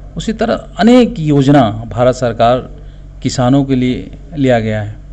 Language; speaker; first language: Hindi; non-native, local second language; Assamese